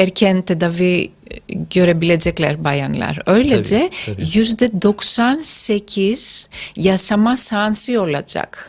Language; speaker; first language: Turkish; non-native, fluent; Greek